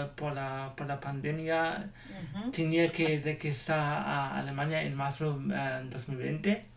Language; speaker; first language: Spanish; non-native, learner; German